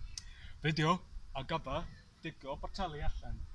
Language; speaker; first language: Welsh; non-native, learner; English